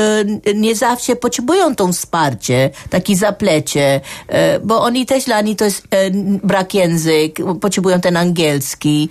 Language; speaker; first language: Polish; non-native, fluent; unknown